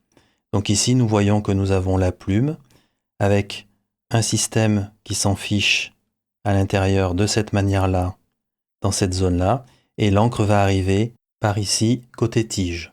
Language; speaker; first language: French; native; French